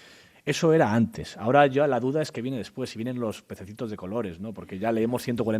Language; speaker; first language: Spanish; native; Spanish